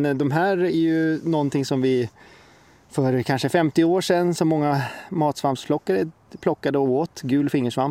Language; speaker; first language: Swedish; native; Swedish